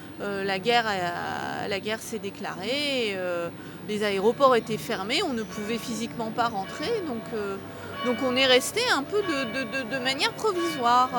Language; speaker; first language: French; early bilingual, other home language; Armenian